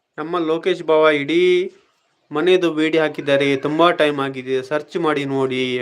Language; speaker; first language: Kannada; non-native, local second language; Tulu